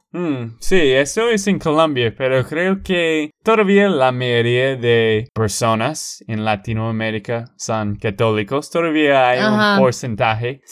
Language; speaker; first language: Spanish; non-native, fluent; English